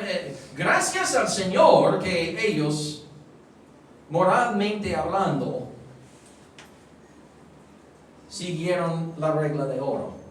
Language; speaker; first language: Spanish; non-native, fluent; English